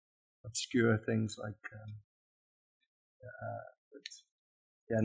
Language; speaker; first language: English; native; English